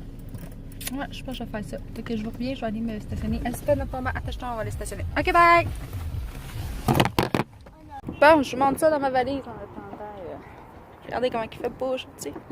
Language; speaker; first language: French; native; French